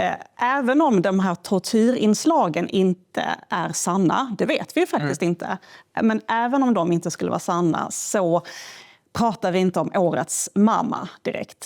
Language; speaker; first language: Swedish; native; Swedish